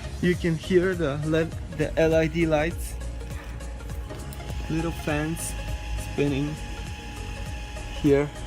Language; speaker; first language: English; non-native, fluent; Bulgarian